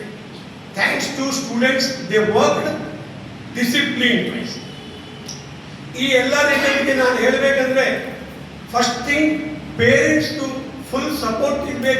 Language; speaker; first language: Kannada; non-native, learner; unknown